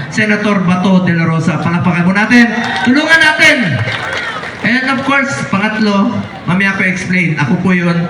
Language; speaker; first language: Filipino; non-native, local second language; Cebuano